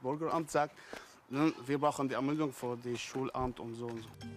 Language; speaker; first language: German; non-native, learner; Arabic